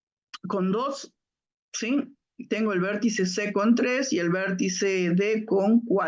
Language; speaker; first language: Spanish; native; Spanish